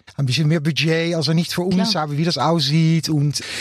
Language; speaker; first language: German; non-native, learner; Dutch